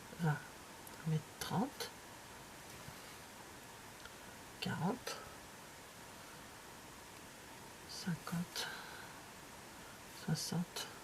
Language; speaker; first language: French; native; French